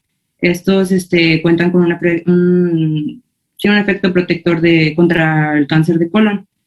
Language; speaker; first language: Spanish; native; Spanish